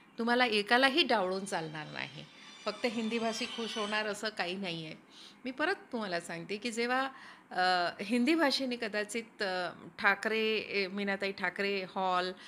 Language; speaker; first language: Marathi; non-native, local second language; Hindi